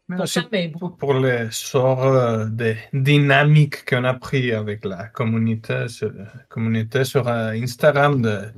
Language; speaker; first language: French; non-native, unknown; Spanish